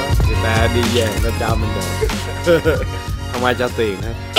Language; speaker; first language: Vietnamese; early bilingual, other home language; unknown